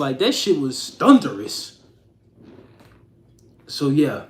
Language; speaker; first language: English; native; English